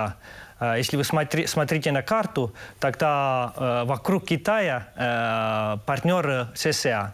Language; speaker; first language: Russian; non-native, local second language; Estonian